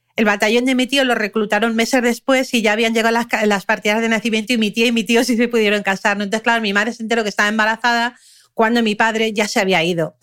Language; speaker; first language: Spanish; native; Spanish